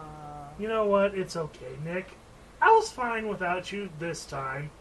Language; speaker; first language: English; native; English